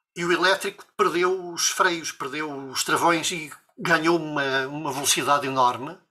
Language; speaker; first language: Portuguese; native; Portuguese